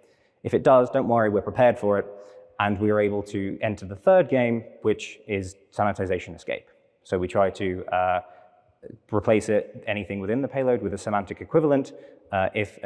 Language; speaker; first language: English; native; English